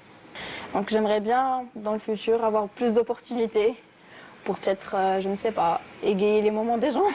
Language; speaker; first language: French; non-native, local second language; Arabic